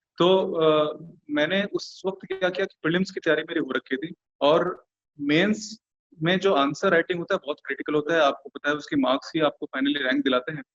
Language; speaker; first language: Hindi; non-native, local second language; Bhojpuri